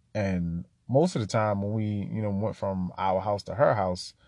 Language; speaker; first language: English; native; English